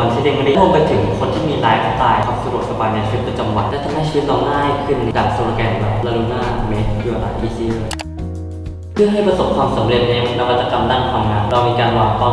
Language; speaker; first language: Thai; native; Thai